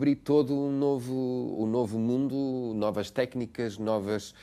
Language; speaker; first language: Portuguese; non-native, fluent; English